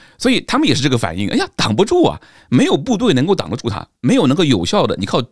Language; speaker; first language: Chinese; native; Chinese